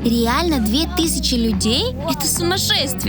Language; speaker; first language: Russian; native; Russian